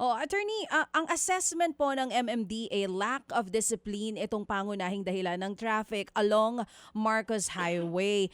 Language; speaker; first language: Filipino; native; Filipino